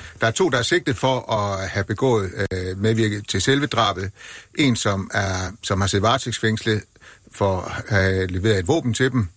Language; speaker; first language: Danish; native; Danish